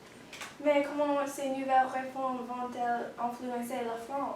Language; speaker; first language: French; non-native, learner; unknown